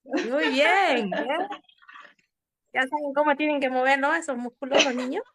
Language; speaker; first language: Spanish; native; Spanish